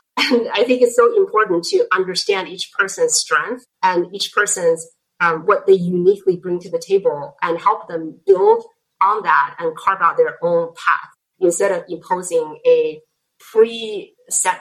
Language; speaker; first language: English; non-native, fluent; Chinese